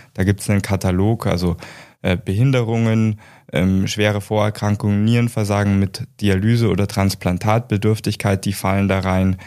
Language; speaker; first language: German; native; German